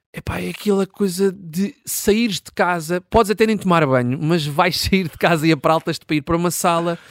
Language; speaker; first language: Portuguese; native; Portuguese